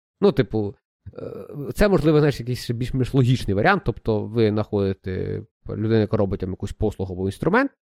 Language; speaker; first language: Ukrainian; native; Ukrainian